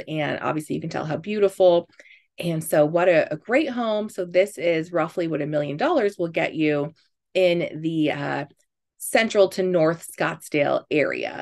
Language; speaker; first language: English; native; English